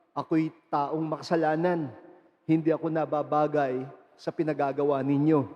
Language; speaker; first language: Filipino; native; Filipino